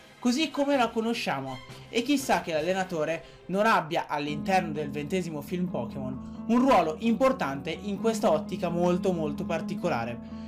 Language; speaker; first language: Italian; native; Italian